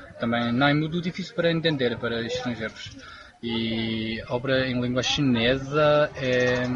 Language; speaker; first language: Portuguese; non-native, fluent; Chinese